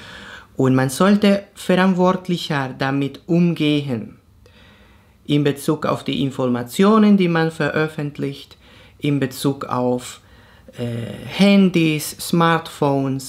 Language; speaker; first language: German; non-native, fluent; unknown